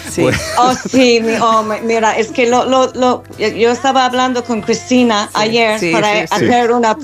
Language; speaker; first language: Spanish; non-native, fluent; English